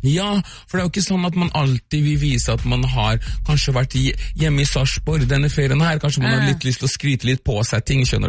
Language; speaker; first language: Norwegian; native; Norwegian